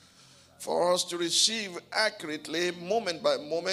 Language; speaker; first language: English; non-native, local second language; Yoruba